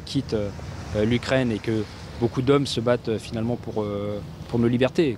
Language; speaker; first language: French; native; French